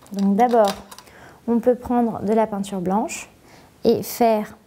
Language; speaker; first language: French; native; French